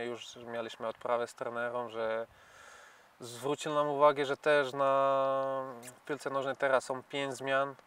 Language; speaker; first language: Polish; non-native, fluent; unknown